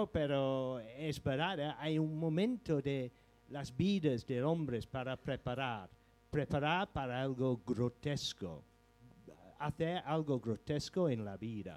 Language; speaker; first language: Spanish; non-native, fluent; English